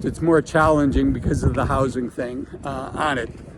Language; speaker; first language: English; native; English